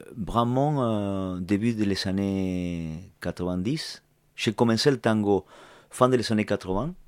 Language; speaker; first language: French; non-native, fluent; Spanish